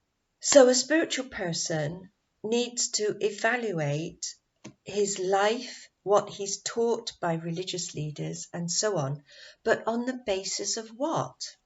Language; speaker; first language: English; native; English